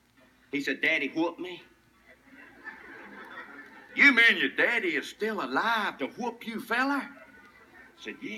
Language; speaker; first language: English; native; English